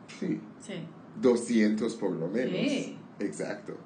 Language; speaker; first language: Spanish; non-native, learner; Armenian